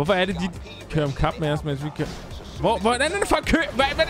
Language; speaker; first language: Danish; native; Danish